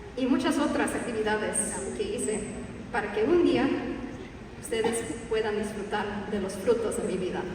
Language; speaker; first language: Spanish; early bilingual, heritage; Spanish